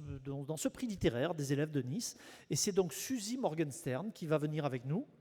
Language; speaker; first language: French; native; French